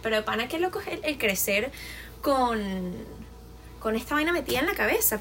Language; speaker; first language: Spanish; native; Spanish